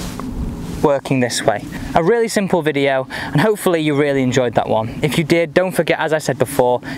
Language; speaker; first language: English; native; English